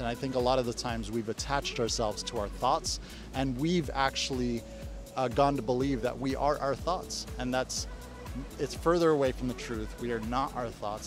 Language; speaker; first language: English; native; English